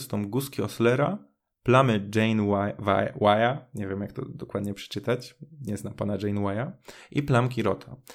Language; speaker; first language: Polish; native; Polish